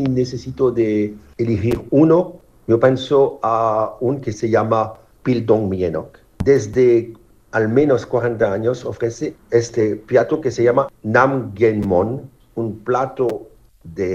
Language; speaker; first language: Spanish; non-native, learner; French